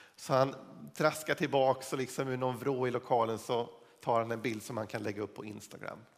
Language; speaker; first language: Swedish; native; Swedish